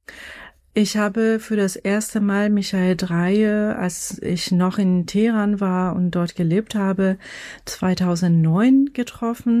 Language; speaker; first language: German; non-native, fluent; Persian